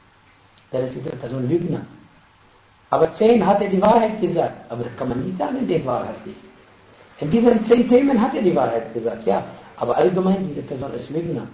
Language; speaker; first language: German; non-native, fluent; Arabic